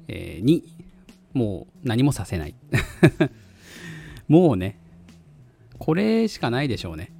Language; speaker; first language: Japanese; native; Japanese